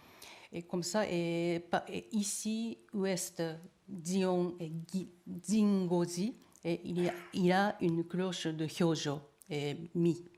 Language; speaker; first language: French; non-native, learner; Japanese